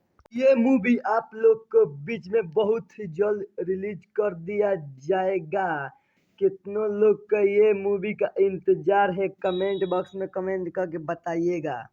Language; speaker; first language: Hindi; non-native, local second language; Bhojpuri